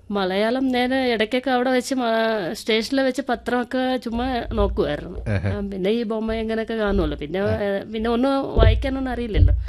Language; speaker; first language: Malayalam; non-native, local second language; Telugu